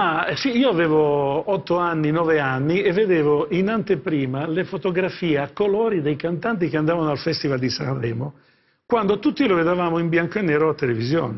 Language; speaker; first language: Italian; native; Italian